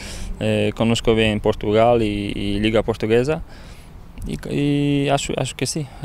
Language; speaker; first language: Portuguese; non-native, learner; Polish